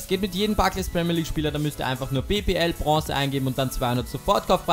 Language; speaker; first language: German; native; German